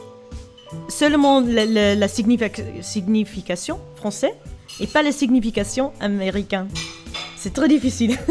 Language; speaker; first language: French; non-native, learner; Dutch